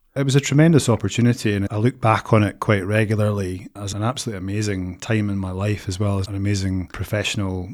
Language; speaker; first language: English; native; English